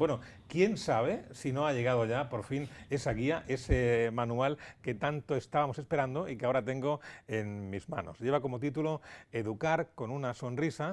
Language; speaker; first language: Spanish; native; Spanish